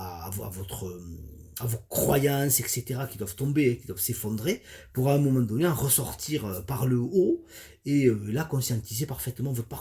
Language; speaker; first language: French; native; French